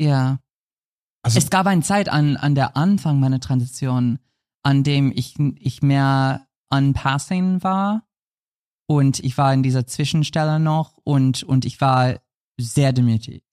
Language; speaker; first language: German; non-native, fluent; English